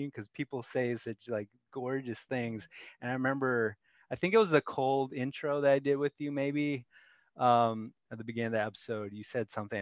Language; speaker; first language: English; native; English